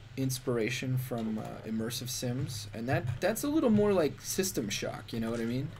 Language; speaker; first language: English; native; English